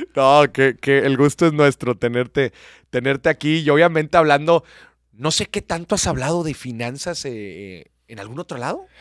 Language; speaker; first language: Spanish; native; Spanish